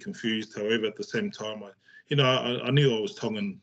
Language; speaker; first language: English; native; English